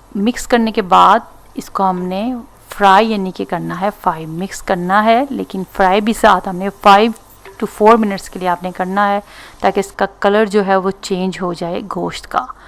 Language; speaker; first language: Urdu; non-native, local second language; Punjabi